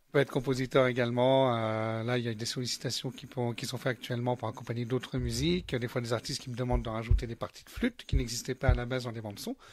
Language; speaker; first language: French; native; French